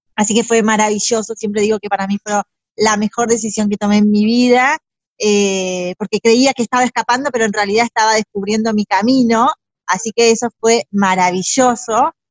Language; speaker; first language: Spanish; native; Spanish